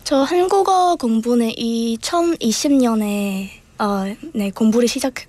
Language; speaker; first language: Korean; non-native, fluent; Burmese